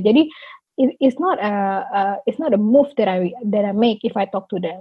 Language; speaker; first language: English; non-native, fluent; Indonesian